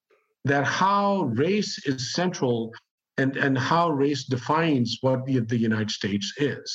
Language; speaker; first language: English; non-native, local second language; Urdu